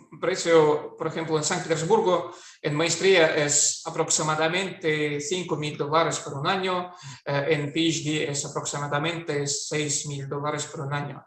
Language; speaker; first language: Spanish; non-native, fluent; Russian